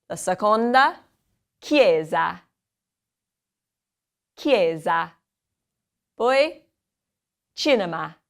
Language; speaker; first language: Italian; non-native, fluent; English